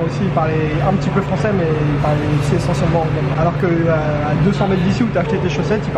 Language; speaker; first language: French; native; French